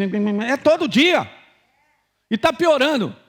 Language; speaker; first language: Portuguese; native; Portuguese